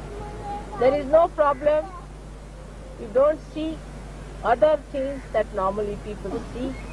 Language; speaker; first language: English; non-native, local second language; Hindi